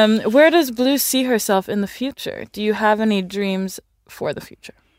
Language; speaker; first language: English; early bilingual, other home language; Swedish